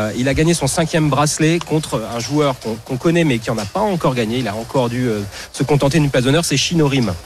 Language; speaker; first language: French; native; French